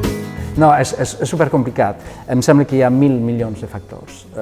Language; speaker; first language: Catalan; non-native, fluent; French